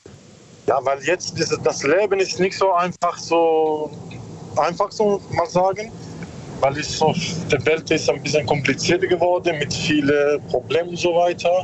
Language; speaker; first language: German; non-native, learner; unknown